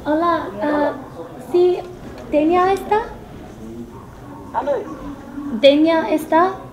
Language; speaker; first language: Spanish; non-native, fluent; English